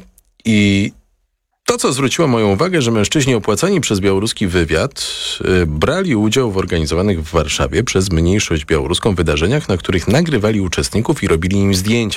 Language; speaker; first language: Polish; native; Polish